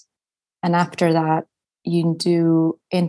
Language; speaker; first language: English; non-native, fluent; Spanish